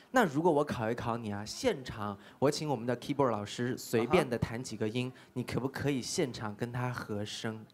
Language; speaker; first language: Chinese; native; Chinese